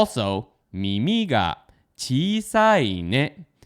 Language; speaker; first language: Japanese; non-native, fluent; English